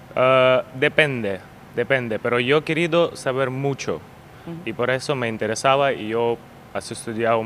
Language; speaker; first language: Spanish; non-native, learner; Ukrainian